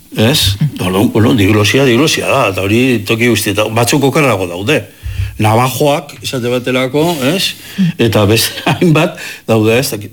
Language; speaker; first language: Basque; native; Basque